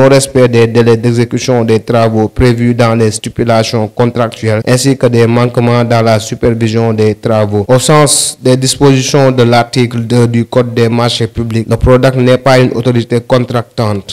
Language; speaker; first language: French; non-native, local second language; Wolof